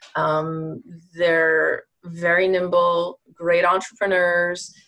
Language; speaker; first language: English; native; English